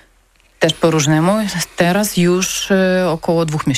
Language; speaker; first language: Polish; non-native, learner; Ukrainian